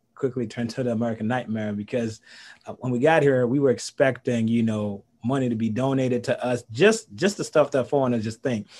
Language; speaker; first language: English; early bilingual, other home language; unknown